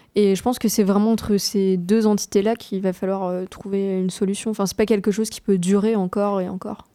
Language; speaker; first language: French; native; French